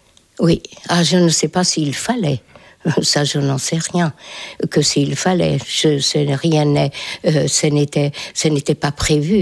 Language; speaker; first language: French; non-native, fluent; Hungarian